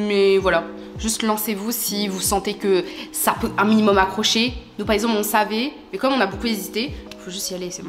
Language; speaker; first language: French; early bilingual, other home language; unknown